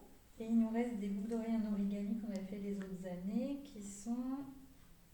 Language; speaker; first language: French; native; French